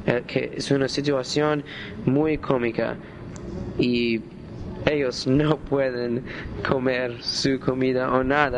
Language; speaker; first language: Spanish; non-native, learner; English